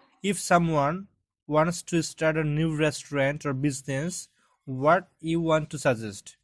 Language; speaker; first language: English; non-native, local second language; Bangla